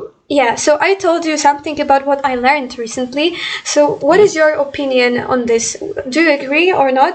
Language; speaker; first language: English; non-native, fluent; Ukrainian